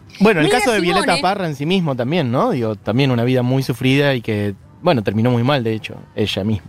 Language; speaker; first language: Spanish; native; Spanish